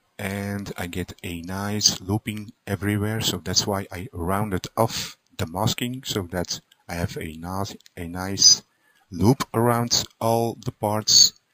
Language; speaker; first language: English; non-native, fluent; Dutch